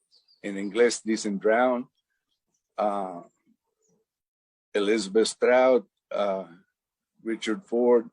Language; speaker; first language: Spanish; non-native, fluent; English